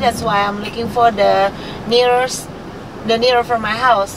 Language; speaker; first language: English; non-native, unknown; Indonesian